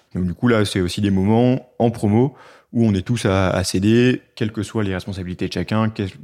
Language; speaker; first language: French; native; French